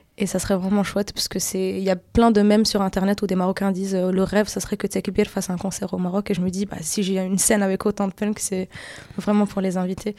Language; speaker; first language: French; non-native, local second language; Arabic